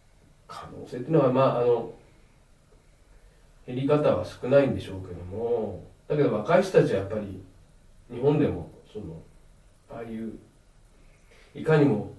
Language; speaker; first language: Japanese; native; Japanese